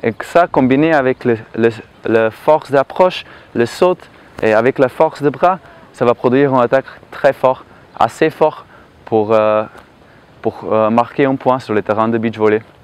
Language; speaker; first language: French; non-native, learner; Slovenian